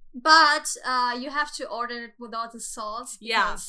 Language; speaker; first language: English; non-native, fluent; German